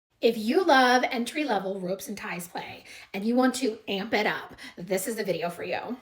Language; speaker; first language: English; native; English